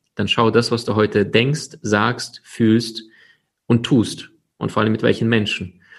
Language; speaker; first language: German; early bilingual, other home language; Ukrainian